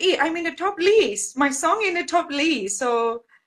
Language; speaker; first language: English; non-native, local second language; Tamil